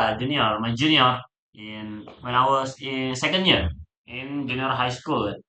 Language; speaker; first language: English; non-native, learner; Indonesian